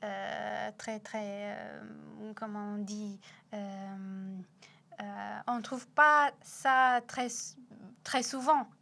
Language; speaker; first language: French; non-native, fluent; Italian